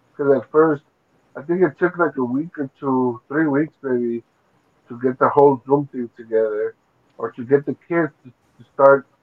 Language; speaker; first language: English; early bilingual, other home language; Spanish